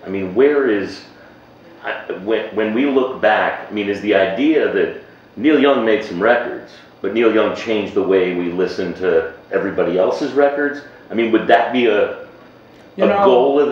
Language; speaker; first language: English; native; English